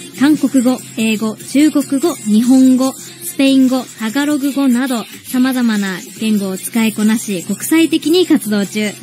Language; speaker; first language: Japanese; native; Japanese